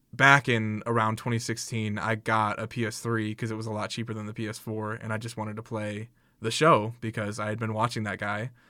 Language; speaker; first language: English; native; English